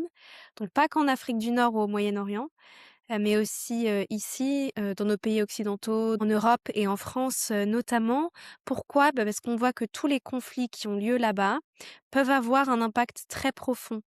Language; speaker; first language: French; native; French